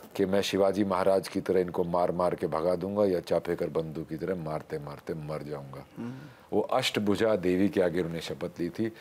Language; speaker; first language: Hindi; native; Hindi